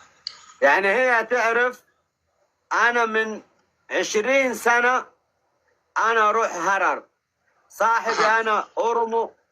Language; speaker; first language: Arabic; non-native, learner; Oromo